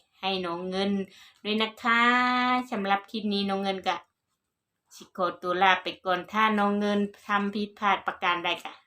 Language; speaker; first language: Thai; non-native, local second language; Northeastern Thai